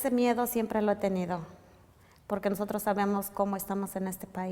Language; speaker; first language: Spanish; native; Spanish